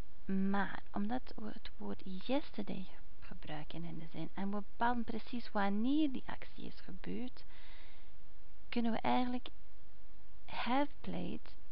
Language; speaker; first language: Dutch; non-native, fluent; English